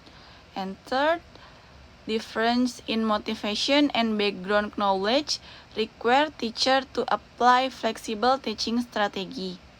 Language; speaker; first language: English; non-native, learner; Indonesian